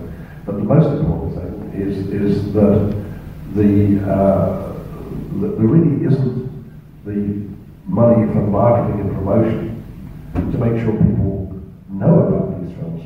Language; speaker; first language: English; native; English